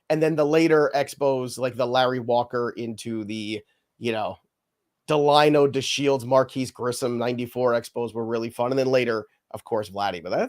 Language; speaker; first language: English; native; English